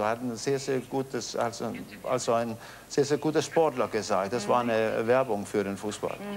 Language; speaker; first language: German; non-native, fluent; Danish